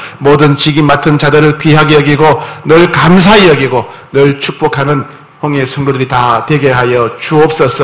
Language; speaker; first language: Korean; native; Korean